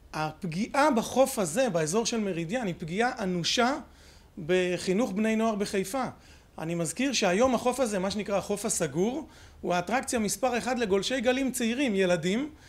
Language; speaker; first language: Hebrew; native; Hebrew